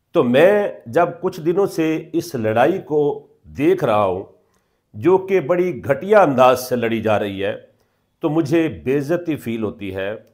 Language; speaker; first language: Urdu; non-native, local second language; Punjabi